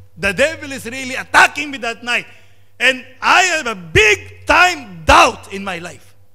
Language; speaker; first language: English; non-native, local second language; Filipino